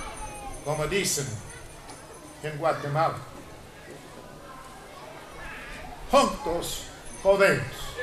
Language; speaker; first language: Spanish; non-native, fluent; English